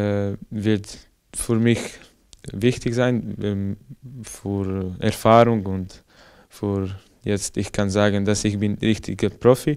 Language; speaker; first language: German; non-native, learner; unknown